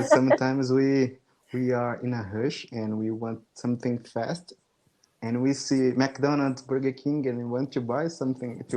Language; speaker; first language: English; non-native, fluent; Portuguese